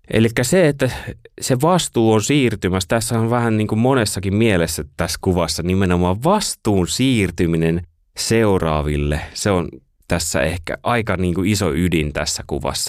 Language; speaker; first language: Finnish; native; Finnish